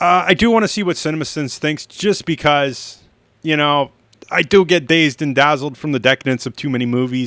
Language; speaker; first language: English; native; English